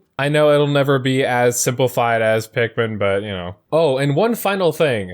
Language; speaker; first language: English; native; English